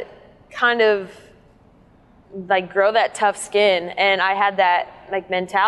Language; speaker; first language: English; native; English